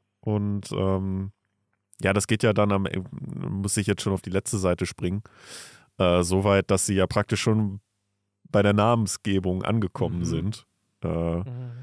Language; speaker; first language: German; native; German